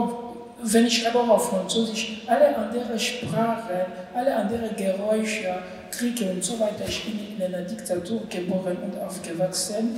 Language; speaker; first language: German; non-native, learner; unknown